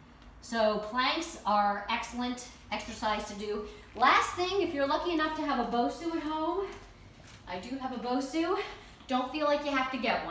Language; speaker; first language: English; native; English